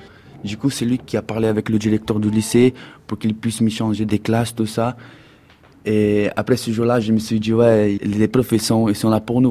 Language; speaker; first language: French; non-native, fluent; Portuguese